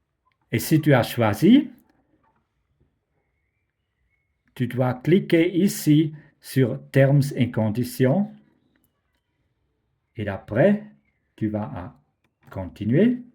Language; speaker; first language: French; non-native, fluent; German